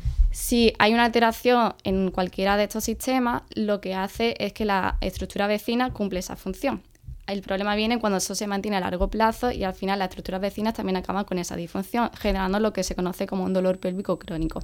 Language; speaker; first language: Spanish; native; Spanish